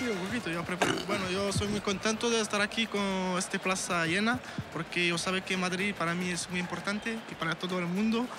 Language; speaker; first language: Spanish; non-native, learner; French